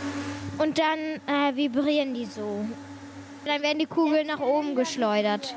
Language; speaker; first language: German; native; German